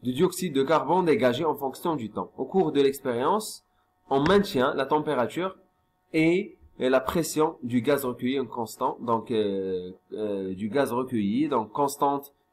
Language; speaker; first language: French; non-native, local second language; Arabic